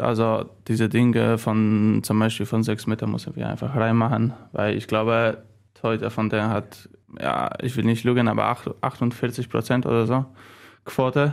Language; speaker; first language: German; non-native, learner; Polish